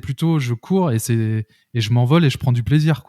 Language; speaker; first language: French; native; French